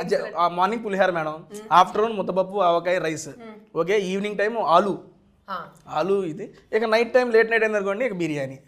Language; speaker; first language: Telugu; native; Telugu